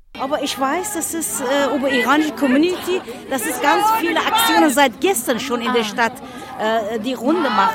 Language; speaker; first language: German; non-native, fluent; Persian